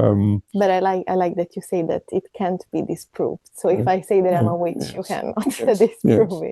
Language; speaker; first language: English; non-native, fluent; Italian